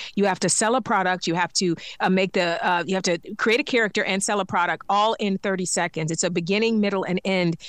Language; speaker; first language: English; native; English